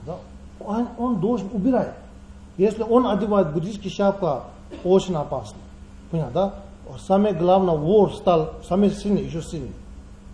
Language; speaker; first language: Russian; non-native, learner; Tibetan